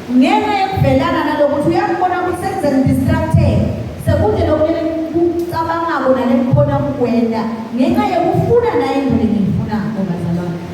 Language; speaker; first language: Zulu; non-native, local second language; Swati